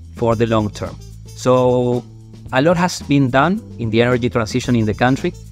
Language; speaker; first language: English; non-native, fluent; Spanish